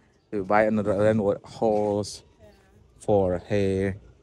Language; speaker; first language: English; non-native, learner; Balinese